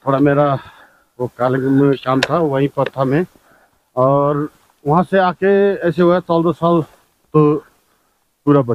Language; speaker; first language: Hindi; non-native, local second language; Nepali